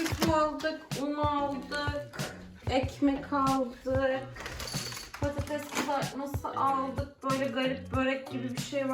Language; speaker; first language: Turkish; native; Turkish